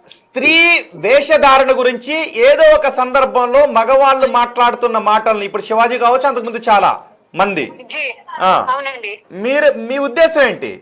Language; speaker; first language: Telugu; native; Telugu